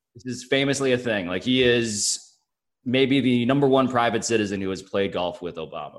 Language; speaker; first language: English; early bilingual, other home language; Filipino